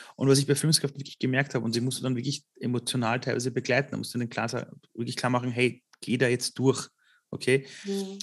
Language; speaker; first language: German; early bilingual, other home language; Persian